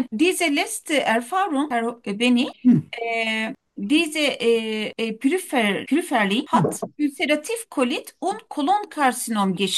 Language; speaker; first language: German; non-native, learner; Turkish